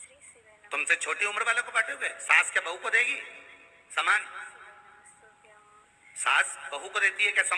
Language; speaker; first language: Hindi; native; Hindi